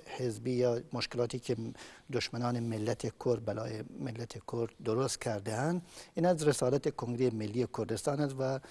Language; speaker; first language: Persian; non-native, local second language; Kurdish